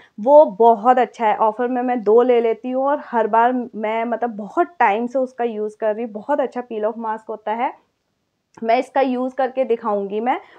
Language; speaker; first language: Hindi; native; Hindi